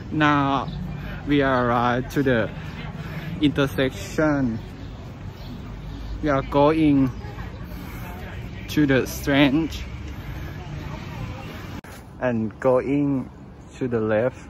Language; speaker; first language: English; non-native, learner; Thai